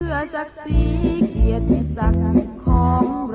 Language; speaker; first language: Thai; native; Thai